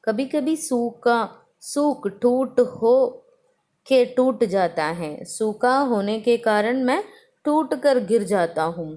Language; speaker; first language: Hindi; non-native, local second language; Malayalam